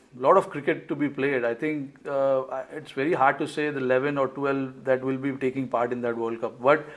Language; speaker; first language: English; non-native, local second language; Marathi